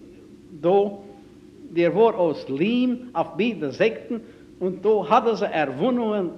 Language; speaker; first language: German; native; German